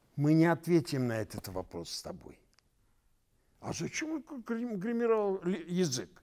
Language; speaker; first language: Russian; non-native, local second language; Armenian